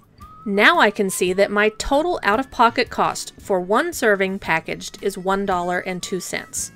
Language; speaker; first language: English; native; English